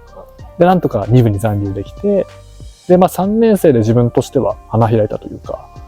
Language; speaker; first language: Japanese; native; Japanese